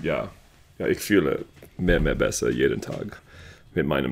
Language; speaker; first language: German; non-native, learner; English